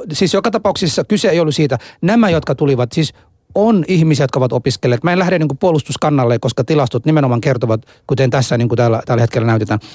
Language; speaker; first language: Finnish; non-native, fluent; Somali